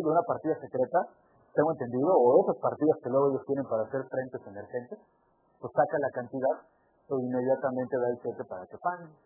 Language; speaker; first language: Spanish; native; Spanish